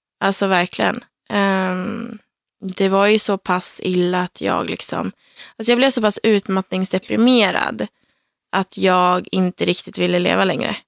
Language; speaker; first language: Swedish; native; Swedish